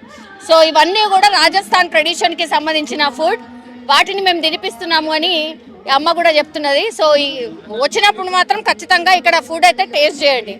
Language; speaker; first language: Telugu; native; Telugu